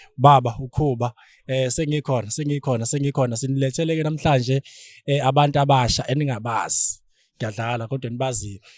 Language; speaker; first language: Zulu; non-native, local second language; Xhosa